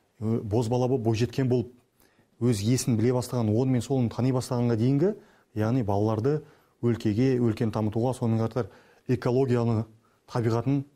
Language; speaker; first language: Kazakh; native; Kazakh